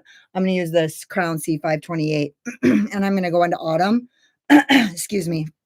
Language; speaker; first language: English; native; English